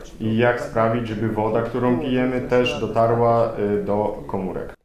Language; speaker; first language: Polish; non-native, fluent; Russian